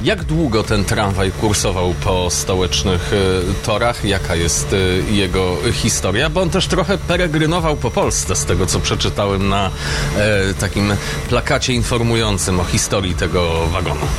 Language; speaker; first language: Polish; native; Polish